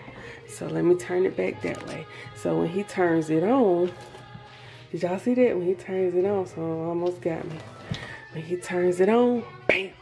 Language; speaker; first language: English; native; English